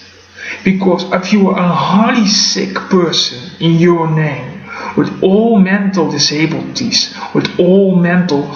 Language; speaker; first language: English; non-native, fluent; Dutch